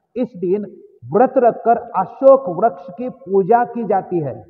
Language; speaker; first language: Hindi; non-native, local second language; Marathi